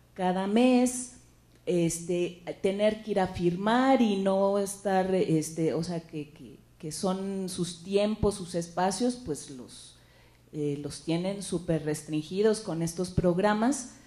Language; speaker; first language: Spanish; native; Spanish